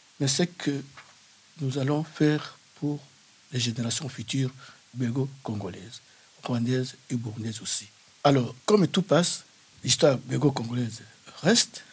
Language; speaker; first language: French; non-native, local second language; Kongo